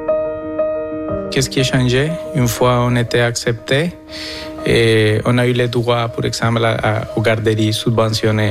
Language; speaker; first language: French; non-native, fluent; Spanish